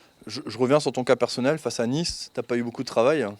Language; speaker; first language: French; native; French